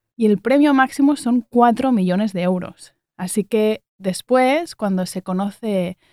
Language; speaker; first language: Spanish; native; Spanish